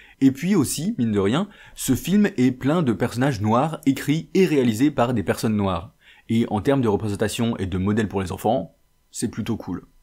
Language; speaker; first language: French; native; French